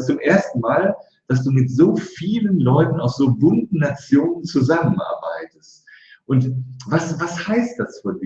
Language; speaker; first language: German; native; German